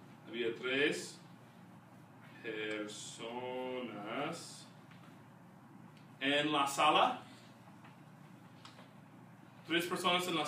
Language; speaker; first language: Spanish; non-native, fluent; English